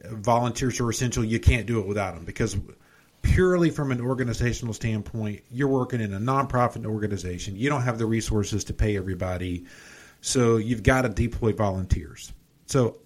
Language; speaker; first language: English; native; English